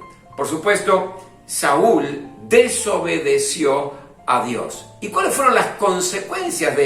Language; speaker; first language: Spanish; native; Spanish